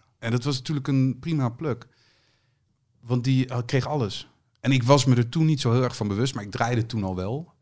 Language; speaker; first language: Dutch; native; Dutch